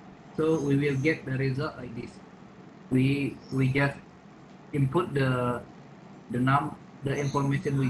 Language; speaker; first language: English; non-native, fluent; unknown